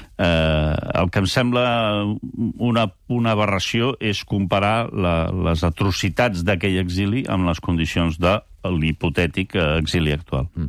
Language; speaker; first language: Catalan; early bilingual, other home language; French